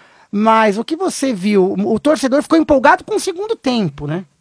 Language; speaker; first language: Portuguese; native; Portuguese